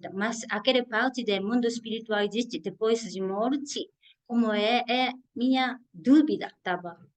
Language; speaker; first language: Portuguese; non-native, learner; Japanese